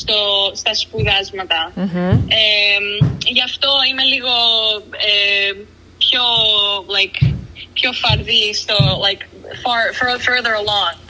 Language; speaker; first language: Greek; early bilingual, other home language; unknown